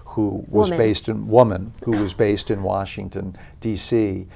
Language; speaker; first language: English; native; English